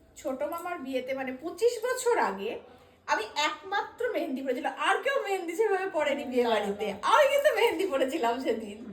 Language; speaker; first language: Bangla; non-native, local second language; Hindi